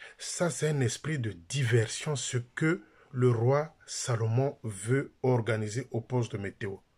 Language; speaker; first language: French; non-native, local second language; Lingala